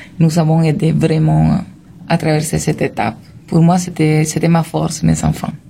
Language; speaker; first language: French; non-native, fluent; Spanish